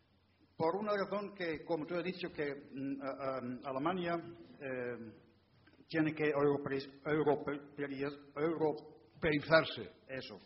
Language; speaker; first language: Spanish; non-native, fluent; Dutch